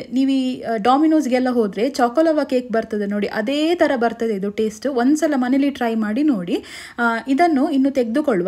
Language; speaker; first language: Kannada; native; Kannada